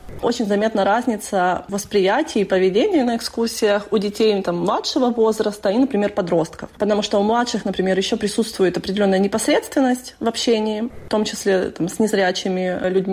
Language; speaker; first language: Russian; native; Russian